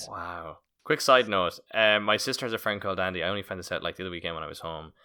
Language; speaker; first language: English; native; English